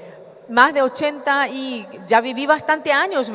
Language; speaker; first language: Spanish; native; Spanish